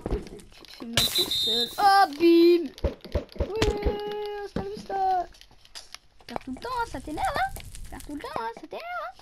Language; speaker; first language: French; native; French